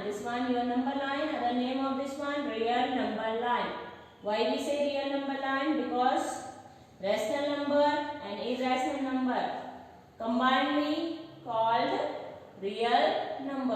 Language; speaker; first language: English; non-native, local second language; Hindi